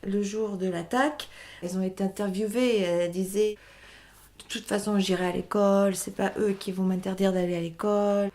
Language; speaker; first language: French; native; French